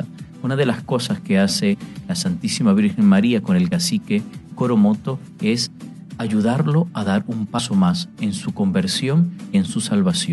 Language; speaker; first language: Spanish; native; Spanish